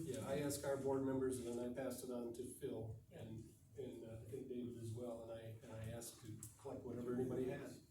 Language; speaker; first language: English; native; English